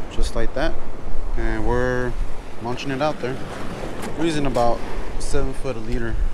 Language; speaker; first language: English; native; English